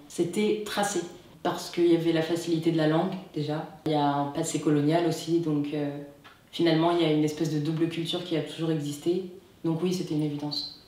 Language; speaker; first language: French; non-native, local second language; Arabic